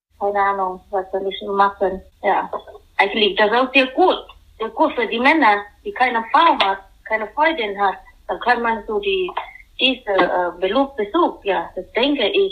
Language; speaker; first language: German; non-native, learner; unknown